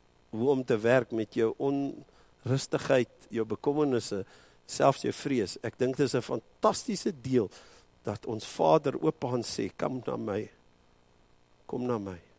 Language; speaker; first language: Afrikaans; early bilingual, heritage; Afrikaans